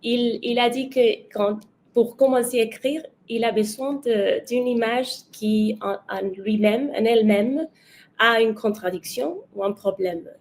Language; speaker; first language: French; non-native, learner; Spanish